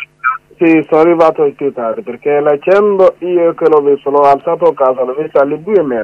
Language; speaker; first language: Italian; non-native, learner; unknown